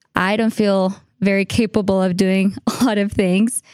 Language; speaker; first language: English; non-native, fluent; Spanish